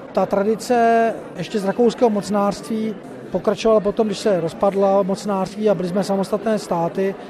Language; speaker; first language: Czech; native; Czech